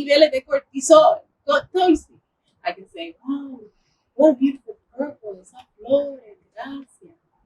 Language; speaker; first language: Spanish; early bilingual, heritage; English